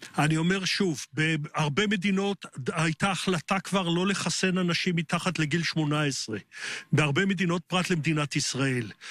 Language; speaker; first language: Hebrew; native; Hebrew